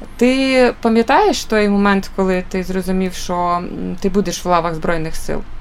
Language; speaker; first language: Ukrainian; native; Ukrainian